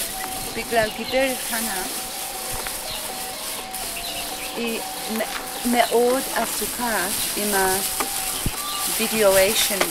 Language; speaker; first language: Hebrew; non-native, learner; English